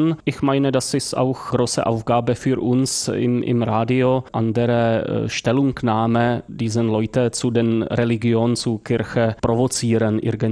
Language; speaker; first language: German; non-native, fluent; Czech